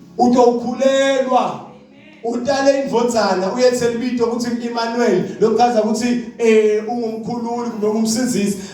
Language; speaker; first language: Zulu; non-native, local second language; Swati